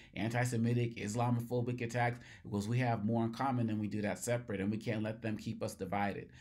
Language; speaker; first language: English; native; English